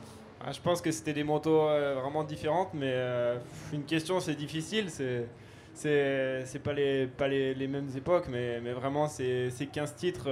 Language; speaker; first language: French; native; French